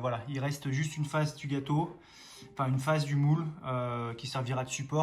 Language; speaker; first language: French; native; French